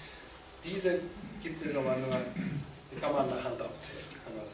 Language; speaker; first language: German; native; German